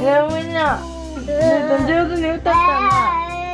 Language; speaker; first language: Japanese; native; Japanese